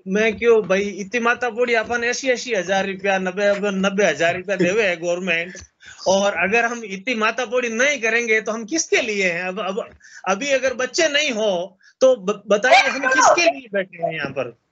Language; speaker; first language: Hindi; native; Hindi